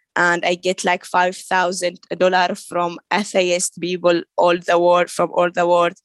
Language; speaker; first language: English; non-native, learner; Arabic